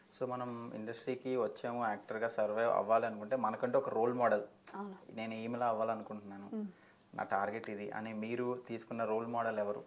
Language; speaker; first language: Telugu; native; Telugu